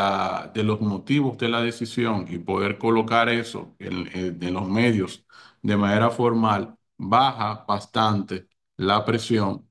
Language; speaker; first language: Spanish; native; Spanish